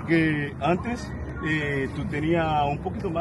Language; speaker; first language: Spanish; non-native, learner; Haitian Creole